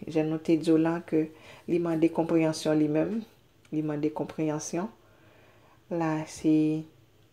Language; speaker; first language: French; non-native, learner; Haitian Creole